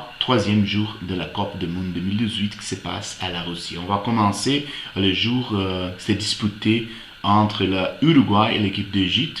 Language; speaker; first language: French; non-native, fluent; Portuguese